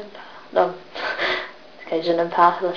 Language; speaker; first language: French; non-native, learner; English